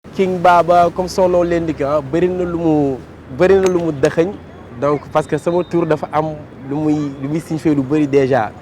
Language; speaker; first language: Wolof; native; Wolof